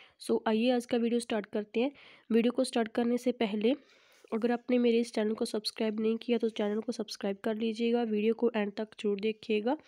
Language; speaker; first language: Hindi; non-native, local second language; Punjabi